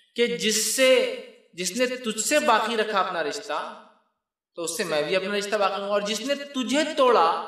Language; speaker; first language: Urdu; native; Urdu